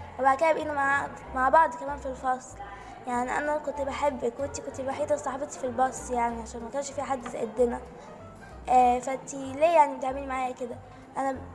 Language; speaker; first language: Arabic; native; Arabic